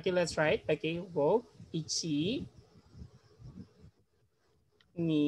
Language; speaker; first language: English; non-native, fluent; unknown